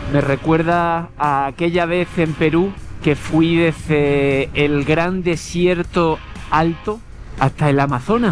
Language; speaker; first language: Spanish; native; Spanish